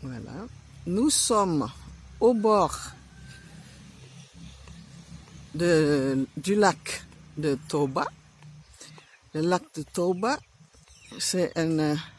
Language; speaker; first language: French; non-native, fluent; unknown